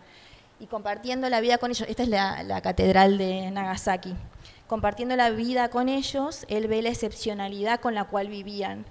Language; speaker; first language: Spanish; native; Spanish